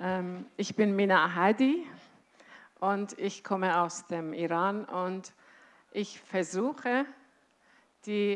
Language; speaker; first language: German; non-native, fluent; Azerbaijani